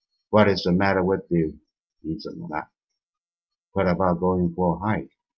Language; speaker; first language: English; non-native, fluent; Chinese